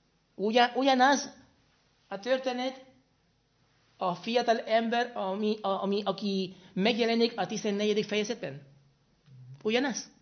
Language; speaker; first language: Hungarian; non-native, fluent; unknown